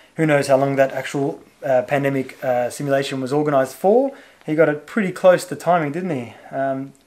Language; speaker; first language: English; native; English